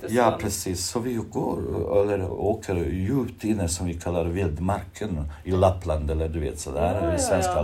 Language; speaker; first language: Swedish; non-native, fluent; Bosnian